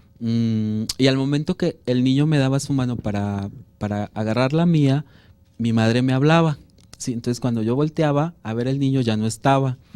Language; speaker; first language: Spanish; native; Spanish